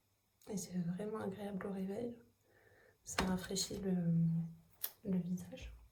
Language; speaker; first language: French; native; French